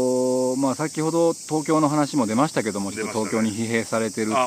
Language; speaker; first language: Japanese; native; Japanese